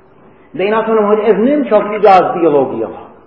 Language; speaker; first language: Hungarian; non-native, fluent; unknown